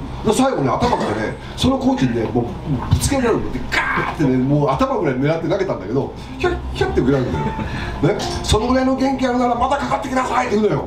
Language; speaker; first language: Japanese; native; Japanese